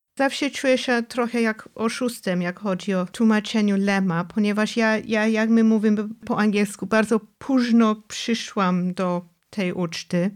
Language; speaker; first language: Polish; non-native, fluent; English